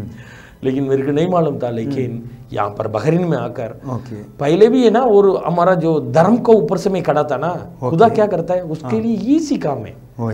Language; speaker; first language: Hindi; non-native, local second language; Tamil